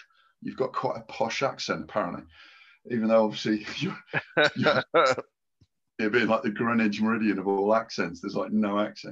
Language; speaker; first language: English; native; English